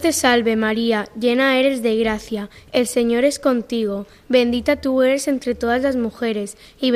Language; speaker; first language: Spanish; native; Spanish